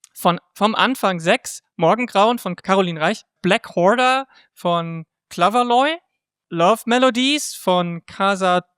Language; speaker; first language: German; native; German